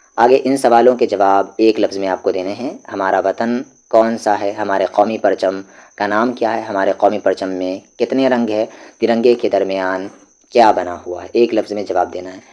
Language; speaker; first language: Urdu; native; Urdu